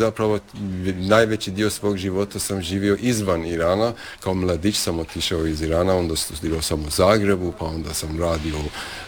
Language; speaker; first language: Croatian; non-native, fluent; Persian